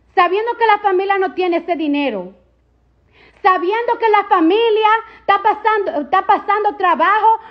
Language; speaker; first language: Spanish; early bilingual, heritage; Spanish